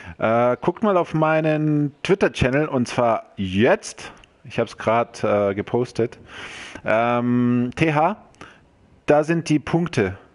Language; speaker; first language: German; early bilingual, other home language; Croatian